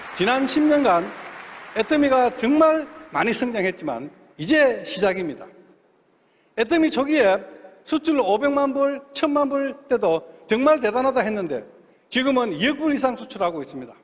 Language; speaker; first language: Korean; native; Korean